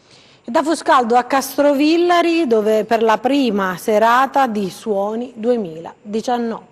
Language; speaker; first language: Italian; native; Italian